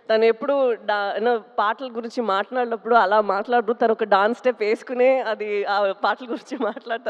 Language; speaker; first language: Telugu; non-native, local second language; Tamil